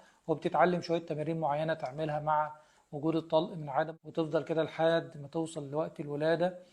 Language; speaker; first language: Arabic; native; Arabic